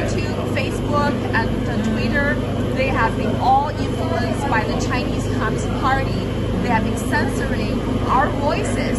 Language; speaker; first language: English; non-native, fluent; Chinese